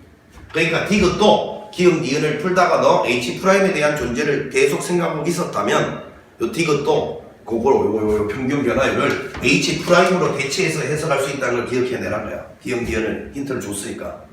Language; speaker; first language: Korean; native; Korean